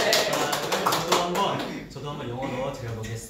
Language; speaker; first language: Korean; native; Korean